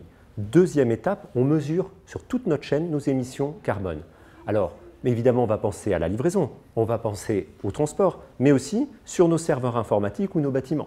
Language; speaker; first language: French; native; French